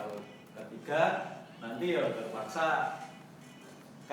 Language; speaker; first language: Indonesian; non-native, local second language; Javanese